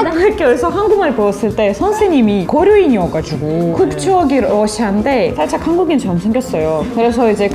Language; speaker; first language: Korean; non-native, fluent; Russian